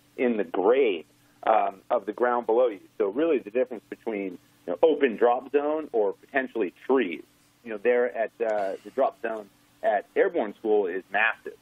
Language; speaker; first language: English; native; English